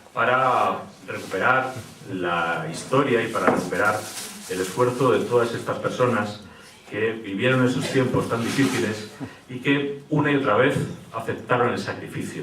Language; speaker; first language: Spanish; native; Spanish